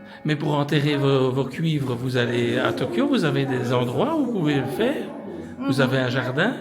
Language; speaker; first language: French; native; French